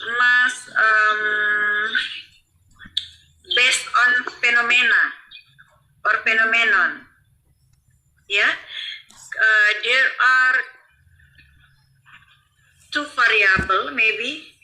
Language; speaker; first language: English; non-native, fluent; Indonesian